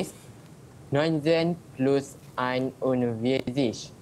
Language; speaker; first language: German; non-native, learner; Malay